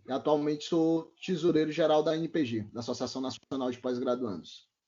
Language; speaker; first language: Portuguese; native; Portuguese